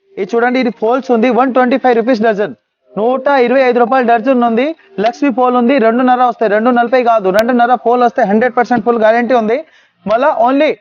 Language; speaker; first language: Telugu; non-native, local second language; Urdu